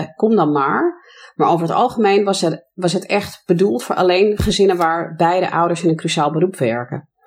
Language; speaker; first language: Dutch; non-native, fluent; English